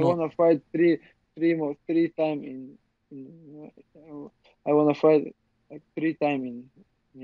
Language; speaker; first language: English; non-native, learner; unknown